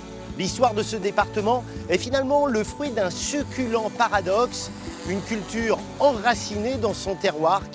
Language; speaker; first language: French; native; French